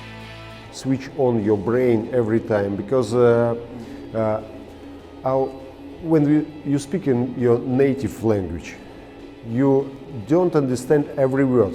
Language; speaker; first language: English; non-native, learner; Russian